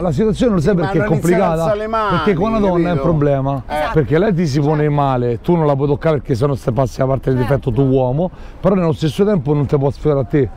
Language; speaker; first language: Italian; native; Italian